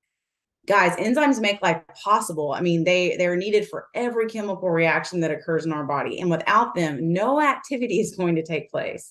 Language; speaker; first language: English; native; English